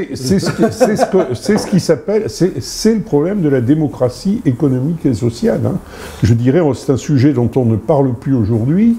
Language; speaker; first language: French; native; French